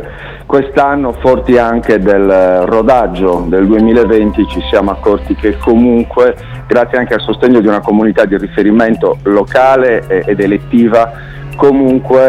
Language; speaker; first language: Italian; native; Italian